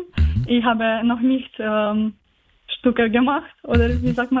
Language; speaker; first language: German; non-native, learner; Slovenian